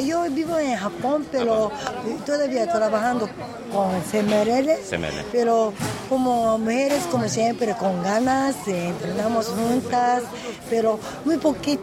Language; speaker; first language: Spanish; non-native, learner; Japanese